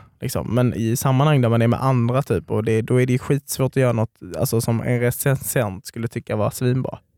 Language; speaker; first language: Swedish; native; Swedish